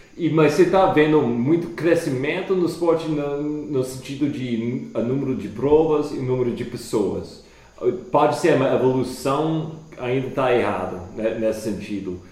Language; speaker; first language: Portuguese; non-native, fluent; English